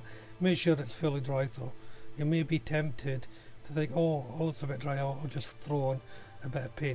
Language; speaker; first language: English; native; English